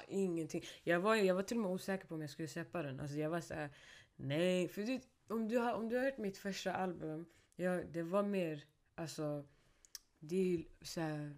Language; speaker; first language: Swedish; early bilingual, other home language; Somali